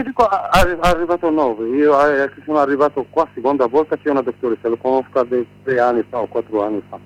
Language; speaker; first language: Italian; non-native, learner; Arabic